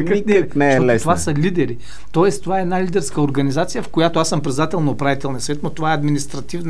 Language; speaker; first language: Bulgarian; native; Bulgarian